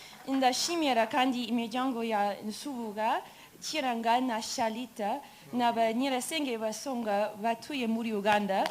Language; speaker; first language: Kinyarwanda; non-native, learner; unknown